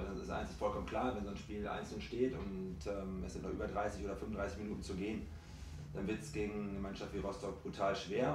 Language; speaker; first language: German; native; German